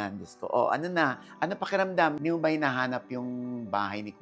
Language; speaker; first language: Filipino; native; Filipino